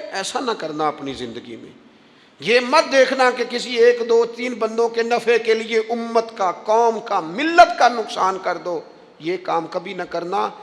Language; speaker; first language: Urdu; non-native, local second language; Punjabi